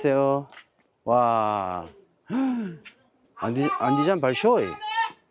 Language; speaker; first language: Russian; non-native, learner; Korean